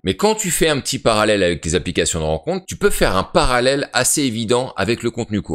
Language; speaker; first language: French; native; French